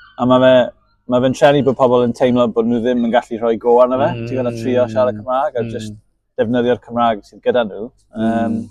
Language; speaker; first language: Welsh; native; Welsh